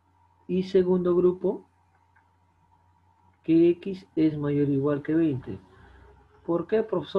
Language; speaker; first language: Spanish; native; Spanish